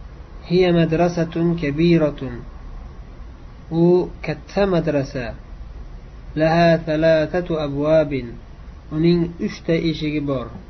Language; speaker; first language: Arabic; non-native, fluent; Uzbek